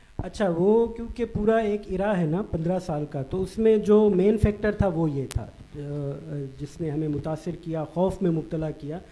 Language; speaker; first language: Urdu; non-native, local second language; Baluchi